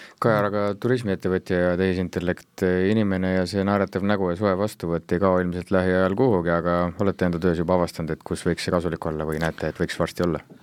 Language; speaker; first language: Estonian; native; Estonian